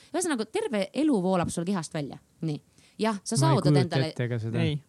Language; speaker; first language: Estonian; native; Estonian